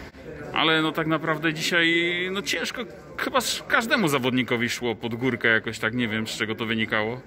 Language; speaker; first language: Polish; native; Polish